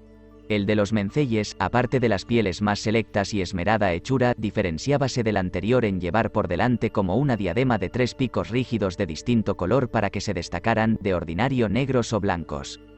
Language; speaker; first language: Spanish; native; Spanish